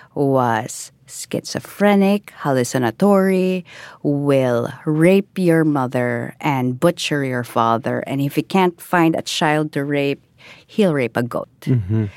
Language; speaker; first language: English; non-native, local second language; Filipino